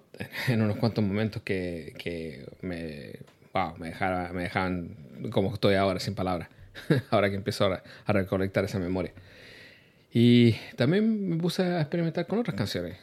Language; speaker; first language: Spanish; early bilingual, heritage; Spanish